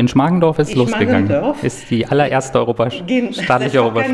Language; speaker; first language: German; native; German